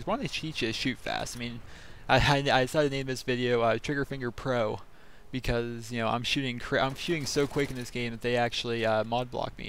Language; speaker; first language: English; native; English